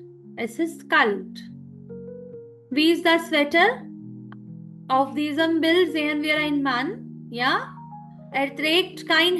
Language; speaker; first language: German; non-native, fluent; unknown